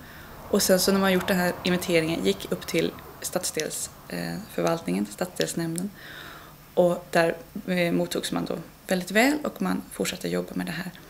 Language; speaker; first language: Swedish; native; Swedish